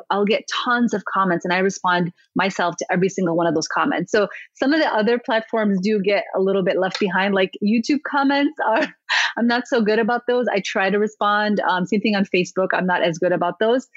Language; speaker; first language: English; early bilingual, other home language; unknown